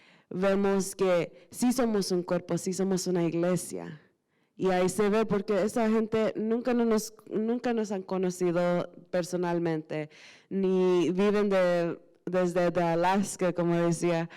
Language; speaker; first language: Spanish; early bilingual, heritage; Spanish